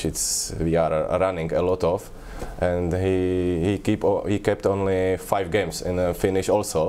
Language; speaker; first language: English; non-native, learner; Czech